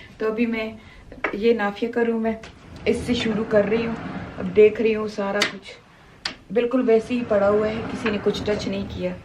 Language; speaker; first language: Urdu; non-native, local second language; Pashto